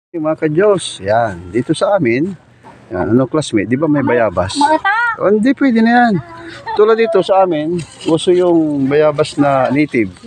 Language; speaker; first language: Filipino; non-native, local second language; Cebuano